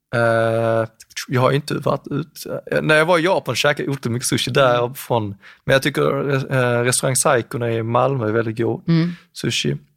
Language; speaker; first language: Swedish; native; Swedish